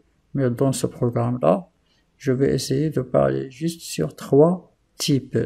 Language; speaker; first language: French; non-native, local second language; Arabic